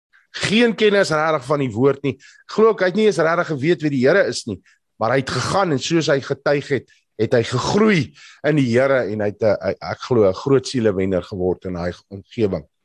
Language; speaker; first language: Afrikaans; native; Afrikaans